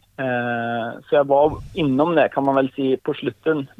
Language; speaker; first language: Norwegian; early bilingual, heritage; Swedish